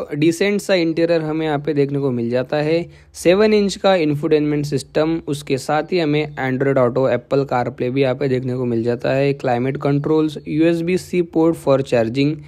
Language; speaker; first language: Hindi; non-native, local second language; Marathi